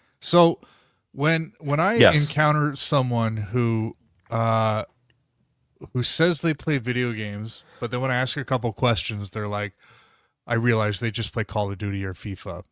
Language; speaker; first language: English; native; English